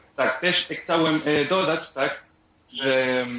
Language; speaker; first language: Polish; non-native, learner; Spanish